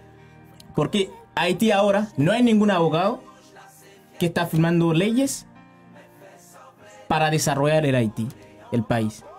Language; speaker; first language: Spanish; non-native, learner; Haitian Creole